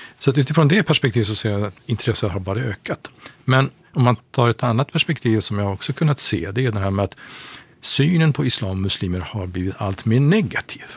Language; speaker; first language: Swedish; non-native, fluent; Persian